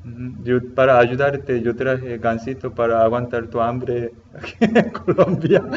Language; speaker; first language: Spanish; non-native, learner; Korean